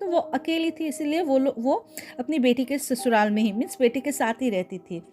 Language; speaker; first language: Hindi; non-native, local second language; Bangla